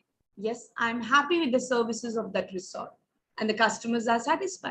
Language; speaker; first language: English; non-native, local second language; Hindi